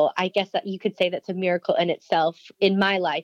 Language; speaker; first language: English; native; English